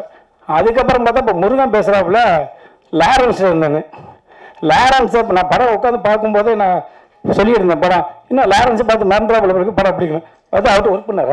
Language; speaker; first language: Tamil; native; Tamil